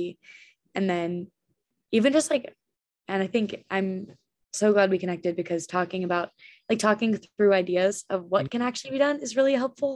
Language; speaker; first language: English; native; English